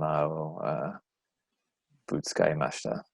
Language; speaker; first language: Japanese; non-native, learner; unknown